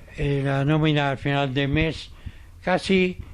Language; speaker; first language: Spanish; non-native, fluent; Arabic